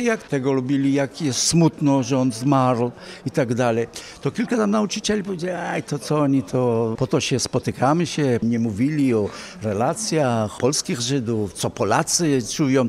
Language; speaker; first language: Polish; early bilingual, heritage; Polish